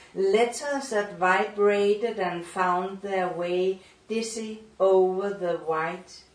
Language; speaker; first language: English; non-native, fluent; Danish